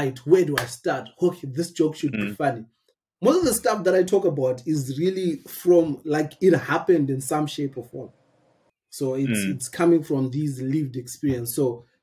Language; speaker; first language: English; non-native, local second language; Shona